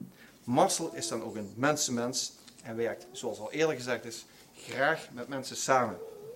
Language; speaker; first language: Dutch; native; Dutch